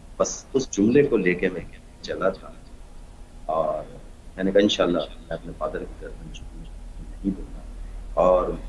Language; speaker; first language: Urdu; native; Urdu